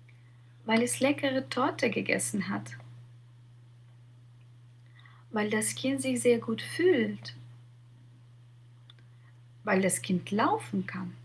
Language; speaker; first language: German; non-native, fluent; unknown